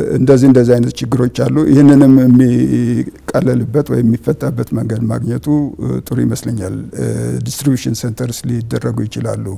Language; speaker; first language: Amharic; non-native, local second language; Tigrinya